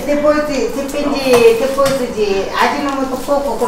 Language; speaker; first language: Portuguese; non-native, local second language; Korean